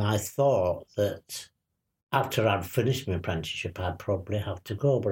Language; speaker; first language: English; native; English